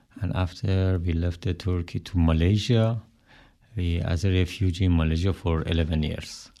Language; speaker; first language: English; non-native, learner; Persian